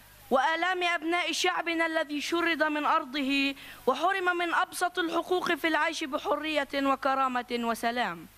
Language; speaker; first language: Arabic; native; Arabic